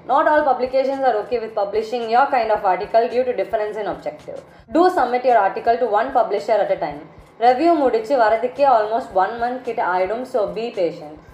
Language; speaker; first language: English; non-native, local second language; Tamil